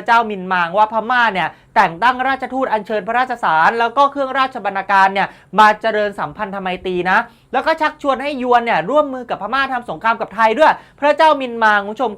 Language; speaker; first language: Thai; native; Thai